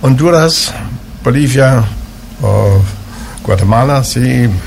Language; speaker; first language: Portuguese; non-native, learner; German